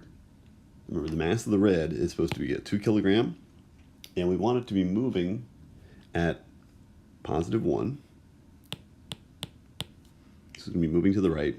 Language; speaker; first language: English; native; English